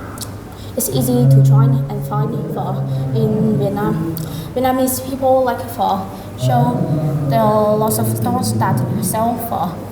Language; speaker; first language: English; non-native, learner; Vietnamese